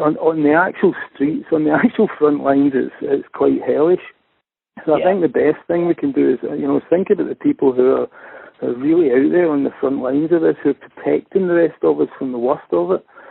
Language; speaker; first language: English; native; English